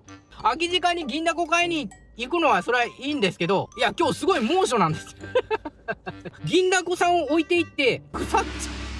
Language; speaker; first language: Japanese; native; Japanese